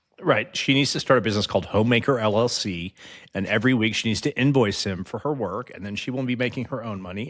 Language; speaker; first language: English; native; English